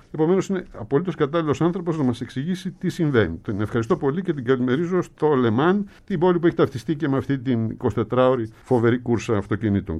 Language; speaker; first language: Greek; native; Greek